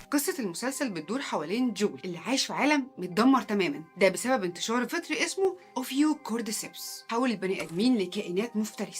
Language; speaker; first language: Arabic; native; Arabic